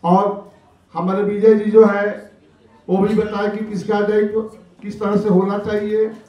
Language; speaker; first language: Hindi; native; Hindi